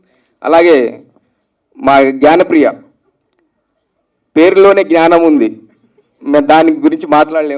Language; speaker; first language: Telugu; native; Telugu